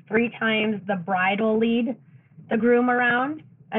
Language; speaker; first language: English; native; English